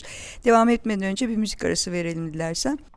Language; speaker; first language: Turkish; native; Turkish